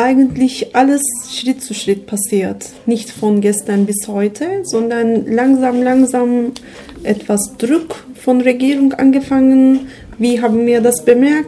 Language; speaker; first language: German; non-native, learner; Turkish